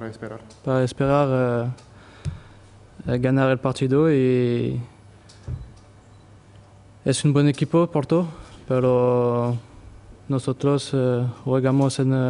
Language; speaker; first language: Spanish; non-native, learner; French